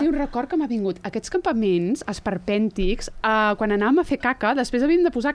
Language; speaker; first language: Catalan; native; Catalan